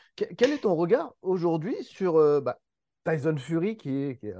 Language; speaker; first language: French; native; French